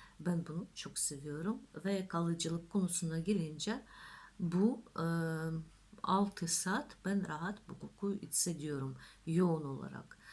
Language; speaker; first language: Turkish; non-native, learner; Russian